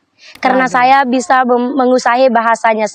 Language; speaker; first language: Indonesian; non-native, local second language; Sasak